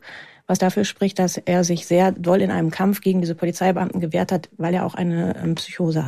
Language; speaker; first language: German; native; German